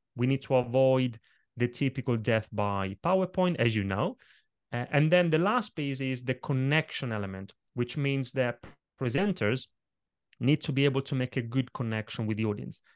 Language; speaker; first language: English; non-native, fluent; Italian